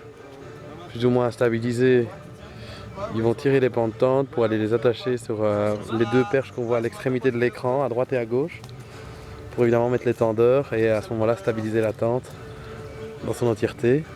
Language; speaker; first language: French; native; French